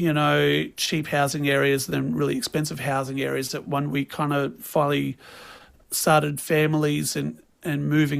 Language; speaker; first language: English; native; English